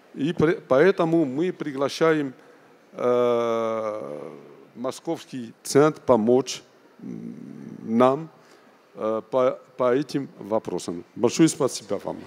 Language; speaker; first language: Russian; non-native, fluent; Arabic